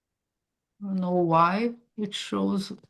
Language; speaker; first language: English; non-native, fluent; Russian